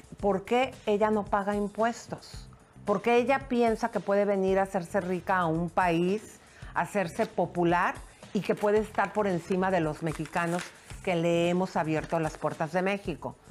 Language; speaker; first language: Spanish; native; Spanish